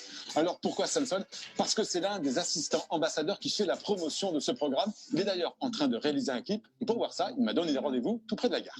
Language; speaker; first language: French; native; French